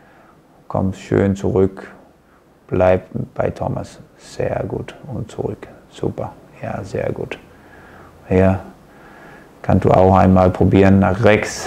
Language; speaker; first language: German; non-native, fluent; Danish